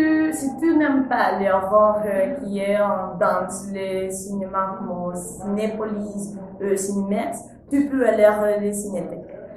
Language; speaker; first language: French; non-native, learner; Spanish